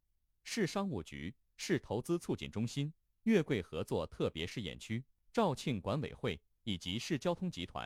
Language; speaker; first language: Chinese; native; Chinese